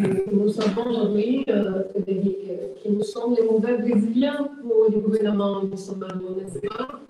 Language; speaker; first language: French; non-native, fluent; Portuguese